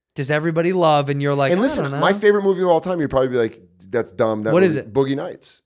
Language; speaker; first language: English; native; English